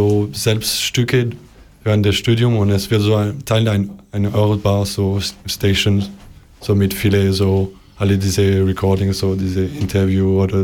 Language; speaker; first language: German; non-native, learner; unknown